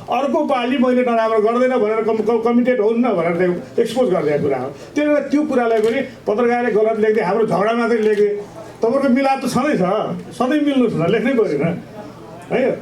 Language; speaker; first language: Nepali; native; Nepali